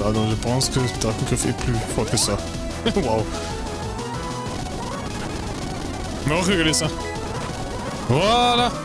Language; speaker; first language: French; non-native, learner; German